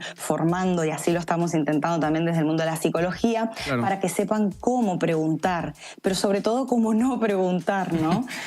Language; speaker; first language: Spanish; native; Spanish